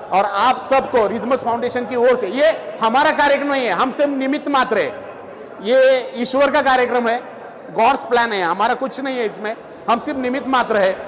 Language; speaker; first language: Hindi; non-native, local second language; Marathi